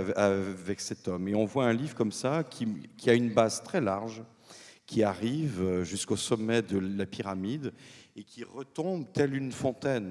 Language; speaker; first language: French; native; French